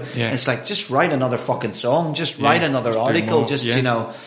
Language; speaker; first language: English; native; English